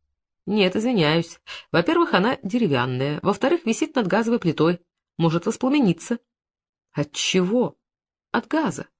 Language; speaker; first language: Russian; native; Russian